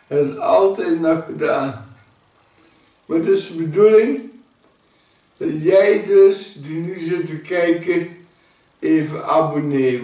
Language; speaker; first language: Dutch; native; Dutch